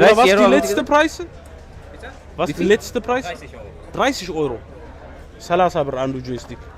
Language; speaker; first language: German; non-native, learner; Amharic